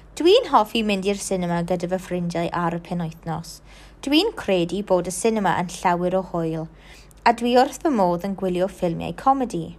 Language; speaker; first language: Welsh; non-native, local second language; English